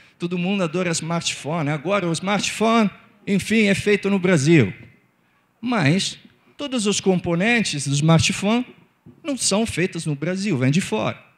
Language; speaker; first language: Portuguese; non-native, fluent; Italian